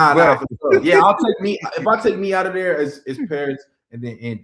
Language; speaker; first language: English; native; English